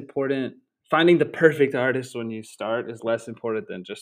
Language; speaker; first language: English; native; English